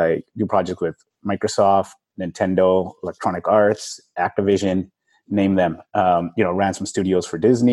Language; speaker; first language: English; native; English